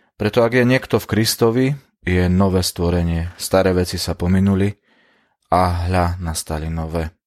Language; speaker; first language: Slovak; native; Slovak